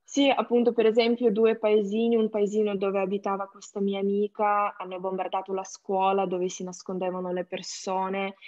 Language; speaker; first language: Italian; non-native, fluent; Ukrainian